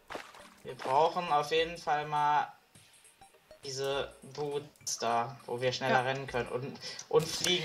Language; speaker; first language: German; native; German